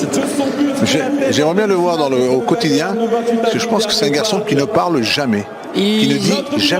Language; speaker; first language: French; native; French